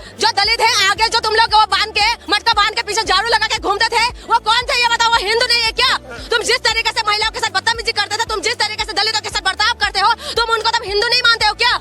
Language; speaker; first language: Hindi; non-native, local second language; Manipuri